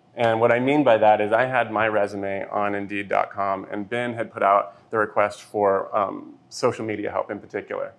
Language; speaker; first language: English; native; English